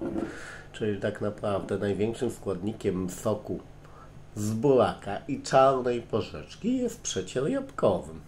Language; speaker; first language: Polish; native; Polish